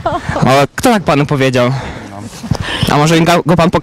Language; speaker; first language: Polish; native; Polish